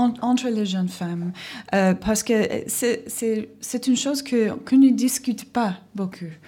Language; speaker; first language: French; non-native, learner; English